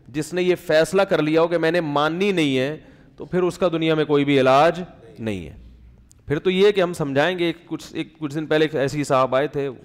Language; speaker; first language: Urdu; native; Urdu